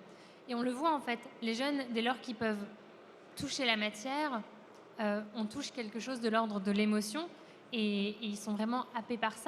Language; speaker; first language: French; native; French